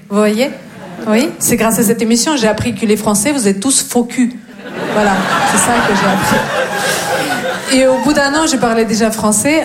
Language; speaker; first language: French; non-native, fluent; Russian